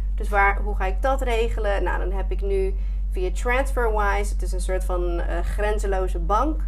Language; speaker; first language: Dutch; non-native, fluent; English